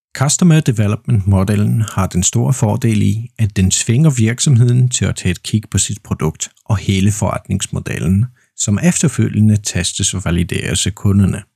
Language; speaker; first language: Danish; non-native, fluent; Polish